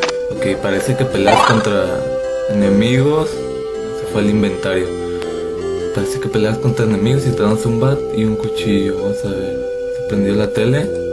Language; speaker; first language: Spanish; native; Spanish